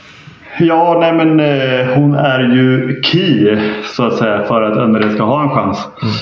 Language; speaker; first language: Swedish; native; Swedish